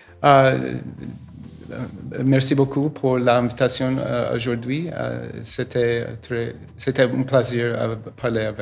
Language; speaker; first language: French; non-native, learner; English